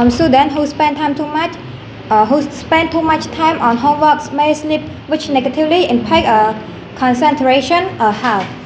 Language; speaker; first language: English; non-native, learner; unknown